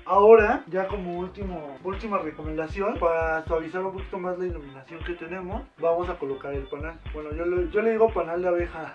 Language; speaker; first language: Spanish; native; Spanish